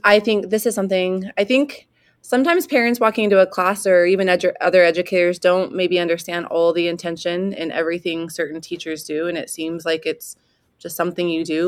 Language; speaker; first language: English; native; English